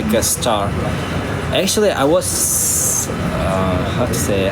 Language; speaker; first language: English; non-native, fluent; Uzbek